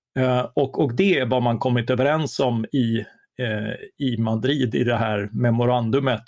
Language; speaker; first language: Swedish; native; Swedish